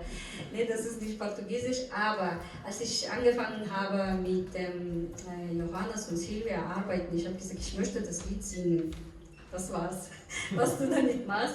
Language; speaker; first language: German; non-native, fluent; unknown